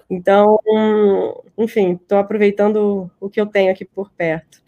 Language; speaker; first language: Portuguese; native; Portuguese